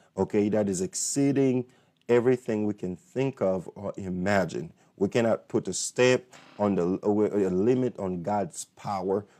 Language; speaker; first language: English; non-native, fluent; Haitian Creole